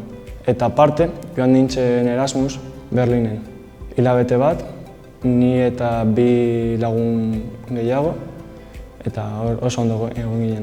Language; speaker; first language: Basque; non-native, local second language; Spanish